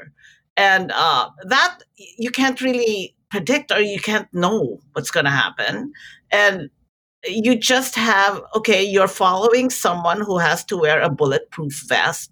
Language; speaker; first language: English; non-native, local second language; Filipino